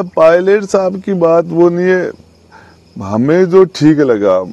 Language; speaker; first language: Hindi; native; Hindi